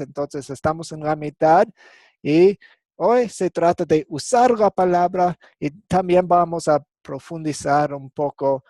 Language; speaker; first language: Spanish; non-native, fluent; English